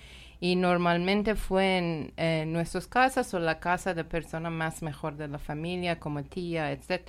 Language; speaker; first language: Spanish; non-native, learner; Persian